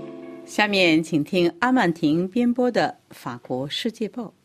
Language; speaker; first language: Chinese; native; Chinese